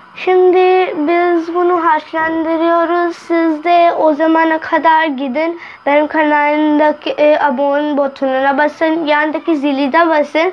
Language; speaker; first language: Turkish; non-native, learner; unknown